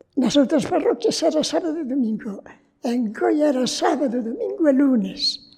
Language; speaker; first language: Galician; native; Galician